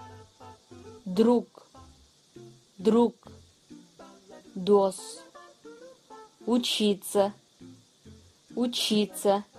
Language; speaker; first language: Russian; non-native, fluent; Kazakh